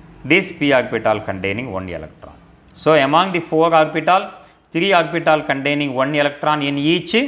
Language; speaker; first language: English; non-native, local second language; Tamil